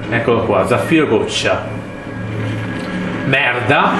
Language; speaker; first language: Italian; native; Italian